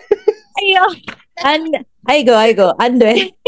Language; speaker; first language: Korean; non-native, fluent; Filipino